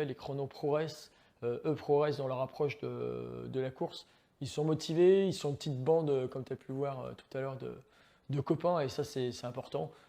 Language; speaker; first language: French; native; French